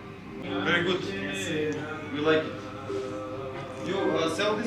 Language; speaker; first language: English; non-native, fluent; Macedonian